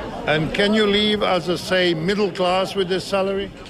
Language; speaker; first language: English; non-native, fluent; Croatian